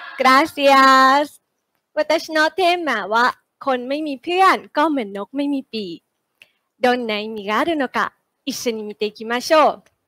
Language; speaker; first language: Japanese; non-native, fluent; Thai